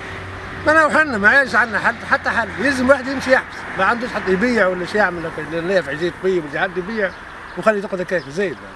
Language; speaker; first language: Arabic; native; Arabic